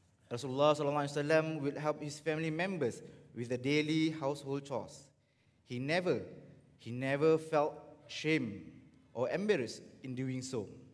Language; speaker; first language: English; non-native, local second language; Malay